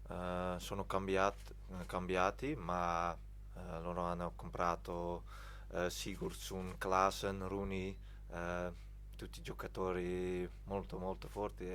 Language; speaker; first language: Italian; non-native, fluent; Dutch